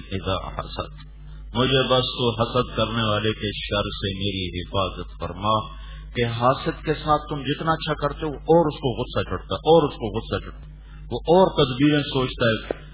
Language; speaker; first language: Urdu; native; Urdu